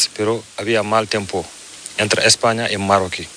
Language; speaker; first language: Spanish; non-native, learner; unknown